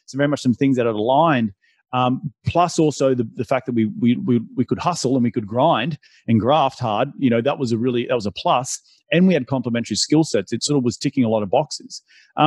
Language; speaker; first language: English; native; English